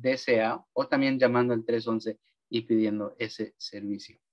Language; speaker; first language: Spanish; native; Spanish